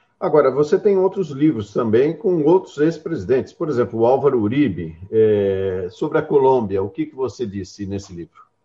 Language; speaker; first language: Portuguese; native; Portuguese